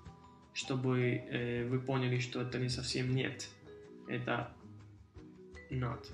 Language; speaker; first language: Russian; early bilingual, heritage; Russian